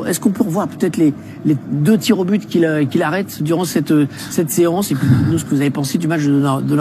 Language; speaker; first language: French; native; French